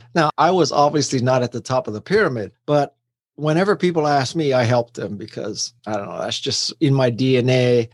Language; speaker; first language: English; native; English